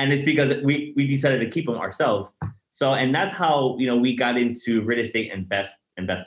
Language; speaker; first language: English; native; English